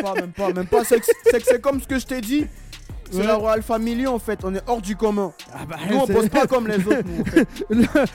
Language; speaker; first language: French; native; French